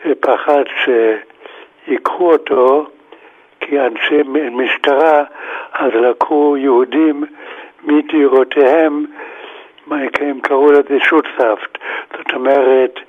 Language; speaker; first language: Hebrew; non-native, fluent; German